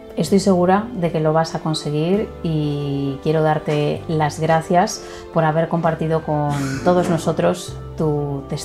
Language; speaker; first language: Spanish; native; Spanish